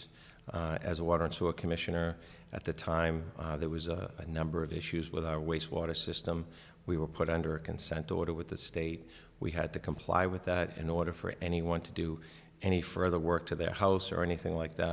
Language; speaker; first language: English; native; English